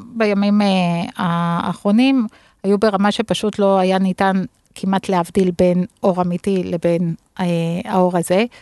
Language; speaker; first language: Hebrew; native; Hebrew